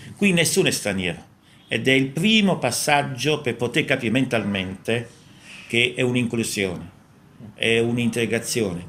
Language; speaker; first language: Italian; native; Italian